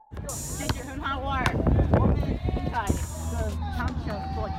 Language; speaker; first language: Chinese; non-native, learner; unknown